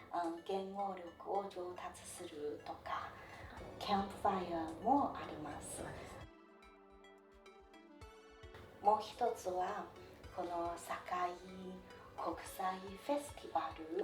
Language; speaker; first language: Japanese; non-native, fluent; Chinese